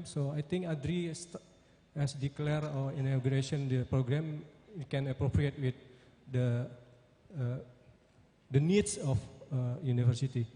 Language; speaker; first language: English; non-native, learner; Indonesian